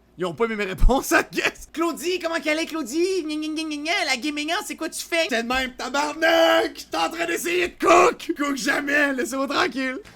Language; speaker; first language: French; native; French